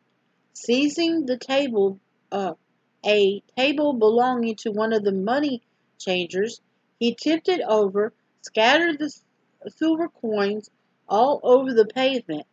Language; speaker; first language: English; native; English